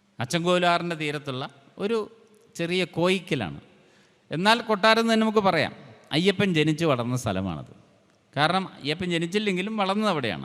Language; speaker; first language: Malayalam; native; Malayalam